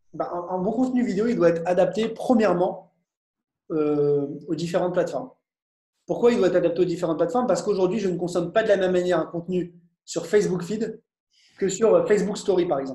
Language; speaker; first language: French; native; French